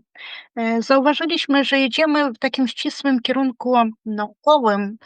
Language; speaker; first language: Polish; non-native, fluent; Ukrainian